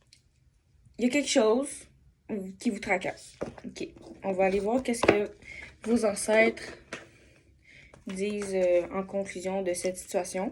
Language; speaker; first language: French; native; French